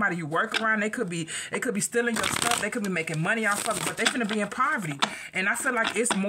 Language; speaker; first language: English; native; English